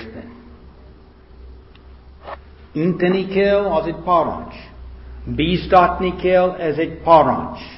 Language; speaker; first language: Hungarian; non-native, fluent; English